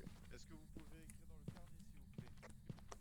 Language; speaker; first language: French; native; French